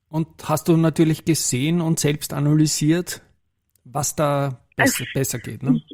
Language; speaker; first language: German; native; German